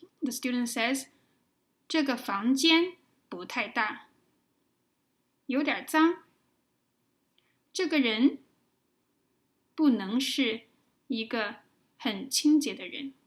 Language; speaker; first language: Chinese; non-native, fluent; English